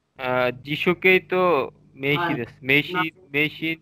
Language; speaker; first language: Japanese; non-native, learner; Bangla